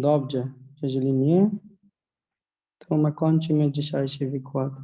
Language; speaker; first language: Polish; non-native, learner; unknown